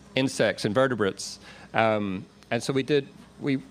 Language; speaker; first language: English; native; English